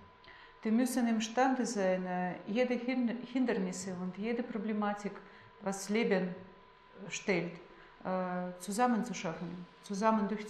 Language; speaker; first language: German; non-native, fluent; Russian